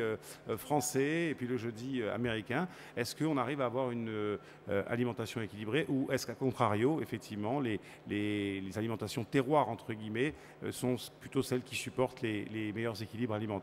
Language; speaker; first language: French; native; French